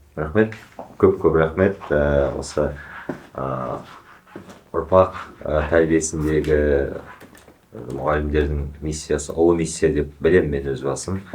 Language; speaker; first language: Kazakh; native; Kazakh